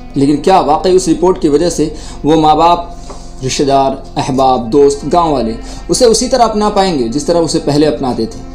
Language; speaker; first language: Hindi; native; Hindi